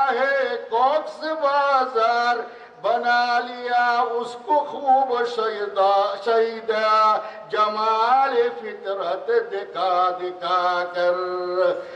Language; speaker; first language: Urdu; non-native, fluent; Bangla